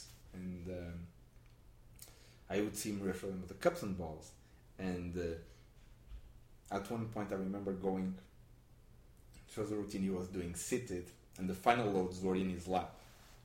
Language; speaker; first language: English; non-native, fluent; Portuguese